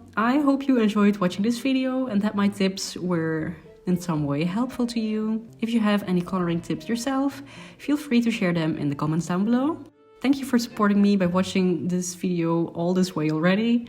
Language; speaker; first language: English; non-native, fluent; Dutch